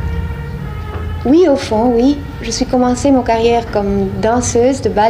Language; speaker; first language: French; non-native, fluent; Dutch